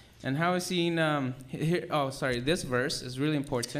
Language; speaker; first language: English; early bilingual, other home language; Vietnamese